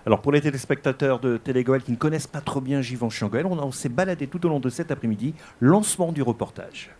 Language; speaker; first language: French; native; French